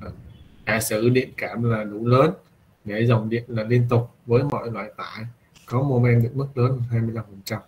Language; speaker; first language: Vietnamese; native; Vietnamese